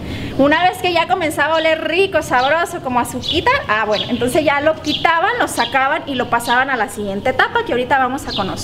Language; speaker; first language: Spanish; native; Spanish